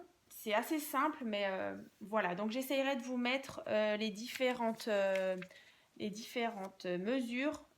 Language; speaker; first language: French; native; French